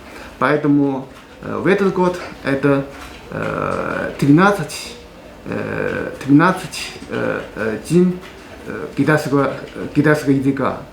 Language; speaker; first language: Russian; non-native, learner; Chinese